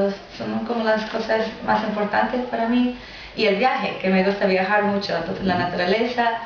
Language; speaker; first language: Spanish; non-native, fluent; English